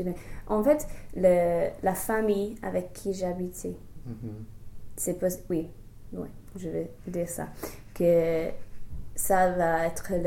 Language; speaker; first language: French; non-native, fluent; English